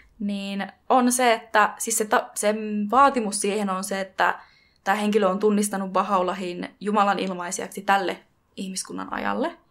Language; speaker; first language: Finnish; native; Finnish